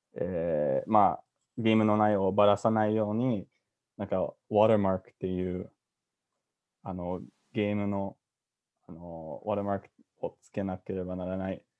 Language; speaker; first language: Japanese; non-native, fluent; English